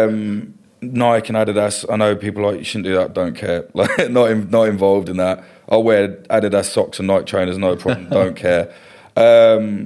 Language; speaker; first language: English; native; English